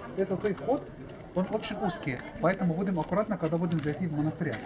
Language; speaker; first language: Russian; non-native, learner; Arabic